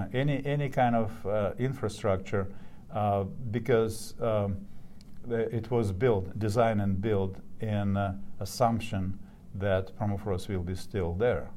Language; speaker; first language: English; non-native, fluent; Russian